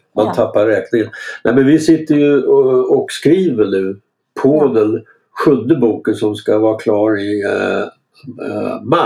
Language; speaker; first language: Swedish; native; Swedish